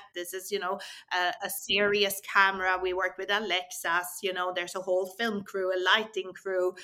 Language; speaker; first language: English; non-native, fluent; Swedish